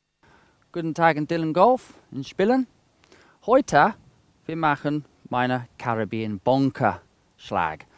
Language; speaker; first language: German; non-native, fluent; English